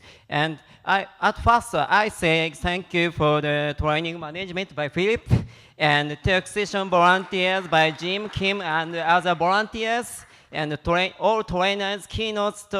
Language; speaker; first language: English; non-native, learner; Japanese